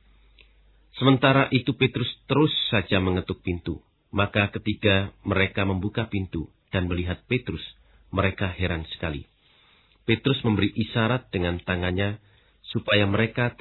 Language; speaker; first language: Indonesian; native; Indonesian